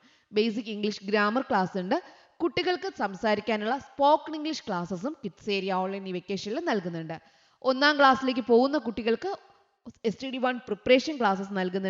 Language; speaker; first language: Malayalam; native; Malayalam